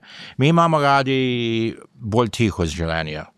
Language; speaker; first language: Slovenian; early bilingual, heritage; English